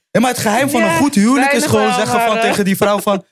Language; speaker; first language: Dutch; native; Dutch